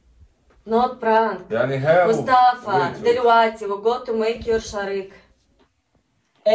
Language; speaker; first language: English; non-native, learner; Russian